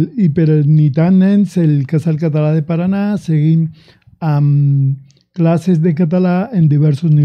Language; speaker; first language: Catalan; non-native, learner; Spanish